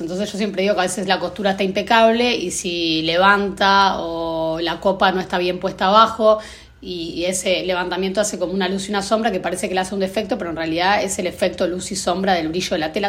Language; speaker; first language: Spanish; native; Spanish